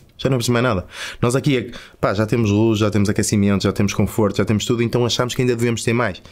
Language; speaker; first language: Portuguese; native; Portuguese